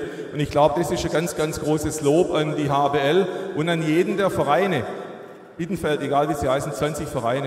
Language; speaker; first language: German; native; German